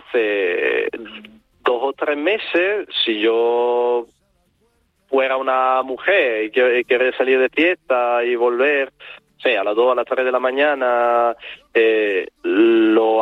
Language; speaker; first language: Spanish; non-native, fluent; Italian